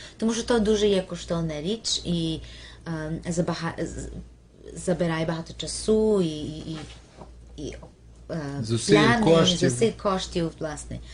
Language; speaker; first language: Ukrainian; early bilingual, heritage; Ukrainian